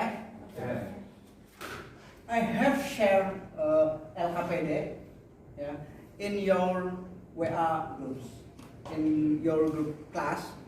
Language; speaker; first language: English; non-native, learner; Indonesian